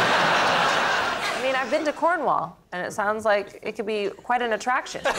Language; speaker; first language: English; native; English